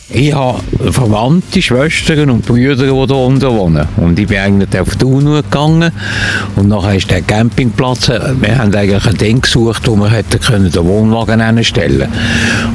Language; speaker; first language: German; native; German